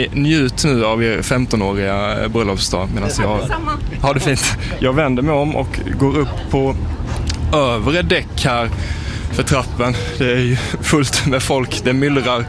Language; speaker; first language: Swedish; native; Swedish